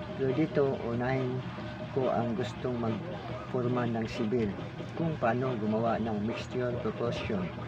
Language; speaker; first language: Filipino; non-native, local second language; Cebuano